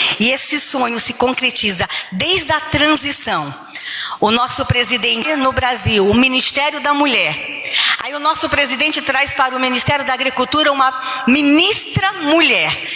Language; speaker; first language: Portuguese; native; Portuguese